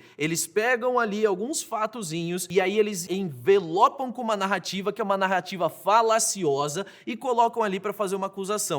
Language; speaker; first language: Portuguese; native; Portuguese